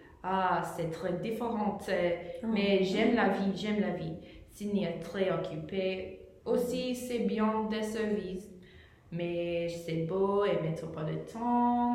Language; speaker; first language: French; non-native, learner; English